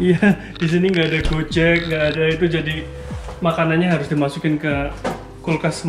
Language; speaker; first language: Indonesian; native; Indonesian